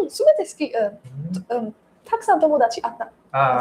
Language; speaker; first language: Japanese; non-native, learner; Slovak